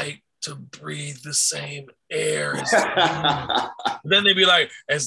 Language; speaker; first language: English; native; English